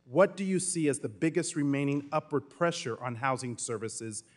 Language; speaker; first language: English; native; English